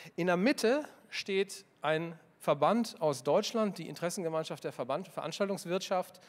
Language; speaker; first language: German; native; German